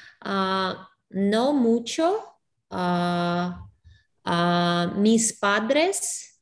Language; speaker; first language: Spanish; non-native, learner; English